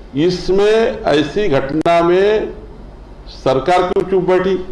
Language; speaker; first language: Hindi; non-native, local second language; Marathi